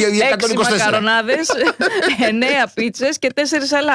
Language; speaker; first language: Greek; native; Greek